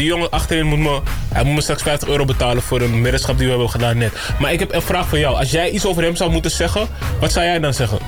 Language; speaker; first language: Dutch; native; Dutch